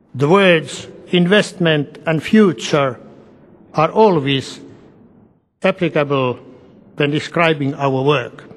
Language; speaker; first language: English; non-native, fluent; Finnish